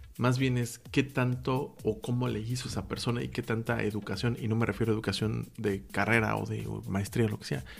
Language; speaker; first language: Spanish; native; Spanish